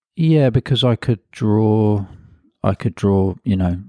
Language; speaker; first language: English; native; English